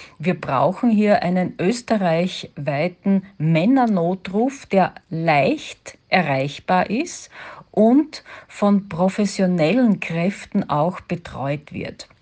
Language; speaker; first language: German; native; German